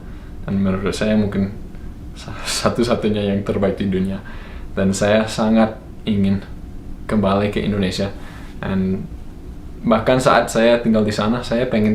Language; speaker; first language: Indonesian; non-native, fluent; English